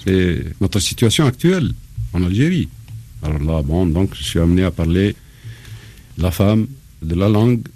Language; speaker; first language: French; non-native, local second language; Arabic